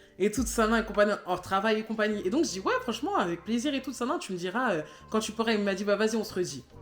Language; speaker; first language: French; native; French